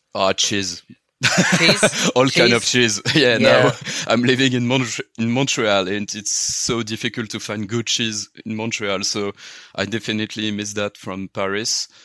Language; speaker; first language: English; non-native, learner; French